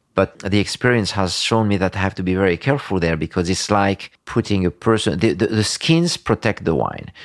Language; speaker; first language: English; early bilingual, other home language; French